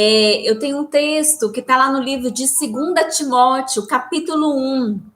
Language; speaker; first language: Portuguese; native; Portuguese